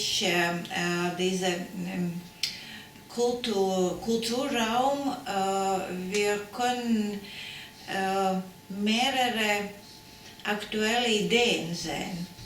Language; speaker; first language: German; non-native, learner; Latvian